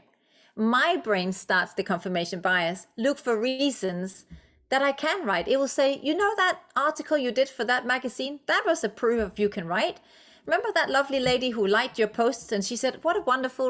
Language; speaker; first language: English; non-native, fluent; Danish